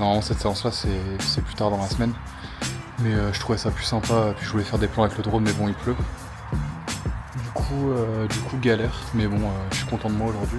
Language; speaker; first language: French; native; French